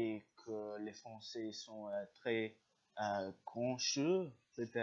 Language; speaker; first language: French; non-native, learner; English